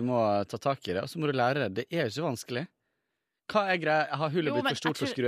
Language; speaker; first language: Norwegian; native; Norwegian